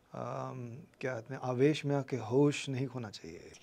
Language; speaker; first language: Hindi; non-native, local second language; Kodava